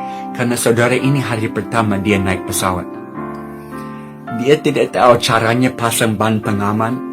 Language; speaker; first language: Indonesian; non-native, fluent; English